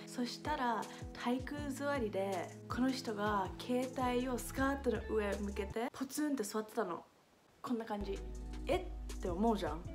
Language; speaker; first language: Japanese; non-native, fluent; English